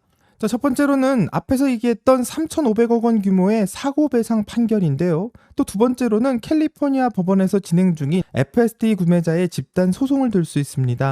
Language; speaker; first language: Korean; native; Korean